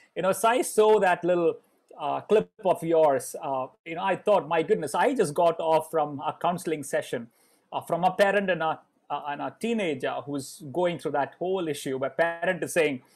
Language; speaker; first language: English; non-native, local second language; Malayalam